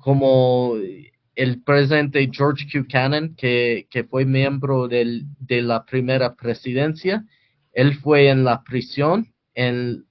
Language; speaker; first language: Spanish; non-native, fluent; English